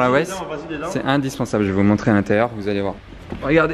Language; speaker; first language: French; native; French